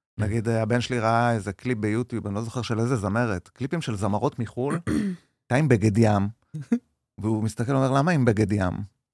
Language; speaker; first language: Hebrew; native; Hebrew